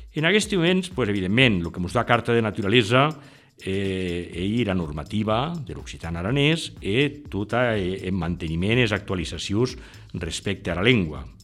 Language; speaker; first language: Catalan; non-native, local second language; Occitan